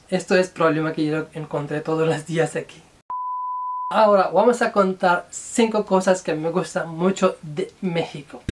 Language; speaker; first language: Spanish; non-native, learner; Urdu